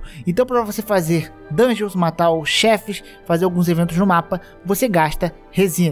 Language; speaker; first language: Portuguese; native; Portuguese